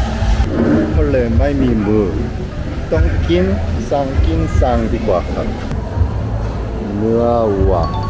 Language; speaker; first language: Thai; non-native, learner; Korean